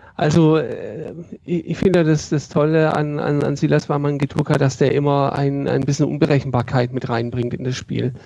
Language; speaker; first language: German; native; German